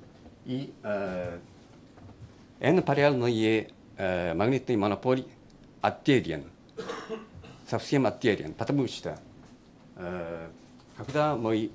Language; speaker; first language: Russian; non-native, learner; Japanese